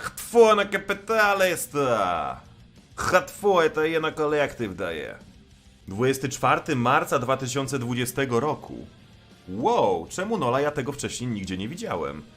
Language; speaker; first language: Polish; native; Polish